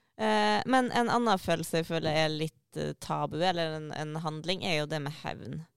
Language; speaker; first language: Norwegian; native; Norwegian